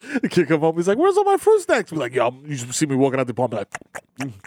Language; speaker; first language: English; early bilingual, other home language; Spanish